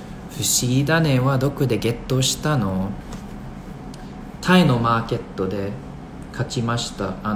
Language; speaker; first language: Japanese; non-native, fluent; English